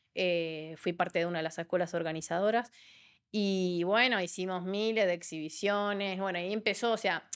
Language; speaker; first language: Spanish; native; Spanish